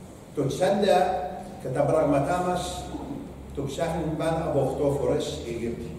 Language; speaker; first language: Greek; non-native, learner; Arabic